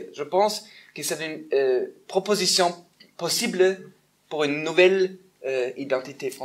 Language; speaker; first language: French; non-native, fluent; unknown